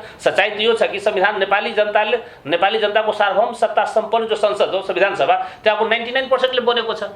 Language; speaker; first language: Nepali; non-native, local second language; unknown